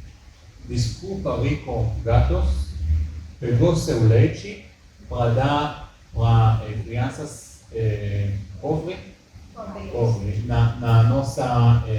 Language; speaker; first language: Portuguese; early bilingual, heritage; Hebrew